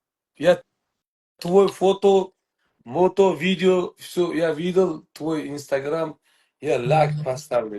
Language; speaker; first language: Russian; non-native, learner; Uzbek